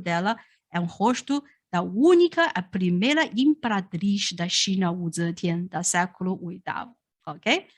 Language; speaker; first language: Portuguese; non-native, fluent; Chinese